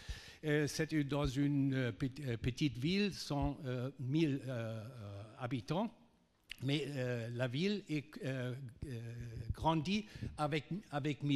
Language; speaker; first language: French; non-native, fluent; German